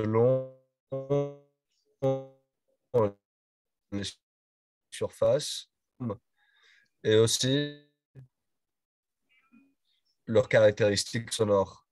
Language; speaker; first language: French; non-native, learner; Spanish